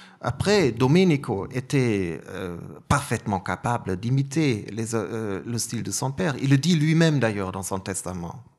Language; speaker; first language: French; non-native, fluent; German